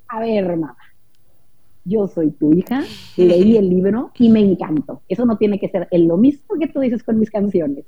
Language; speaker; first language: Spanish; native; Spanish